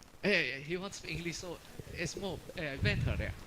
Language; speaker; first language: English; non-native, fluent; Indonesian